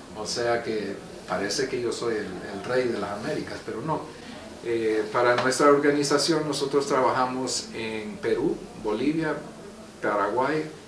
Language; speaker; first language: Spanish; non-native, local second language; English